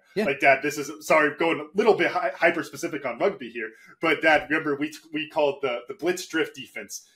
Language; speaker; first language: English; native; English